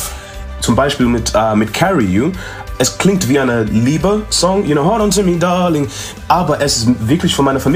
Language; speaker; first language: German; non-native, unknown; English